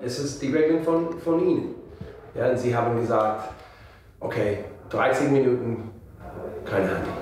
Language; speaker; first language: German; non-native, learner; English